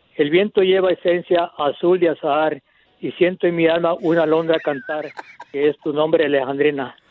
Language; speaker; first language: Spanish; native; Spanish